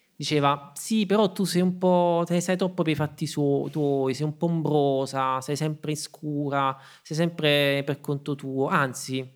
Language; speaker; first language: Italian; native; Italian